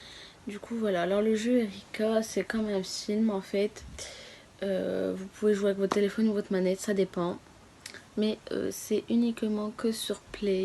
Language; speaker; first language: French; native; French